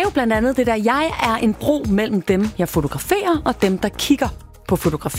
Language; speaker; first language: Danish; native; Danish